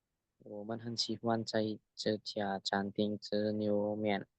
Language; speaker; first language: Chinese; non-native, learner; Indonesian